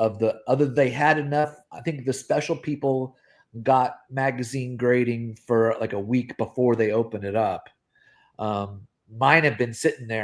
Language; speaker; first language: English; native; English